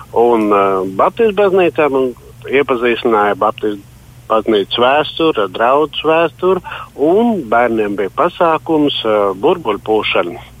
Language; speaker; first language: Latvian; native; Latvian